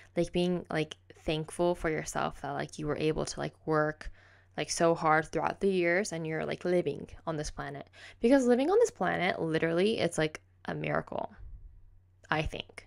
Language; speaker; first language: English; native; English